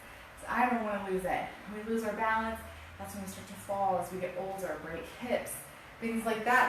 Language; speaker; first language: English; native; English